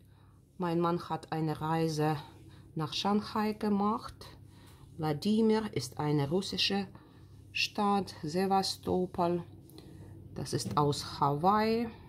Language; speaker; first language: German; non-native, fluent; Russian